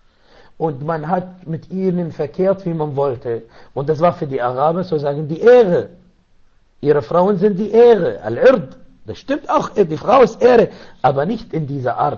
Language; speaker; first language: German; non-native, learner; Arabic